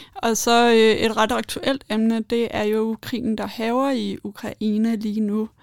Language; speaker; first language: Danish; native; Danish